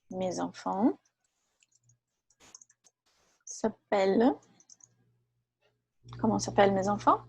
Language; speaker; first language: French; non-native, fluent; Portuguese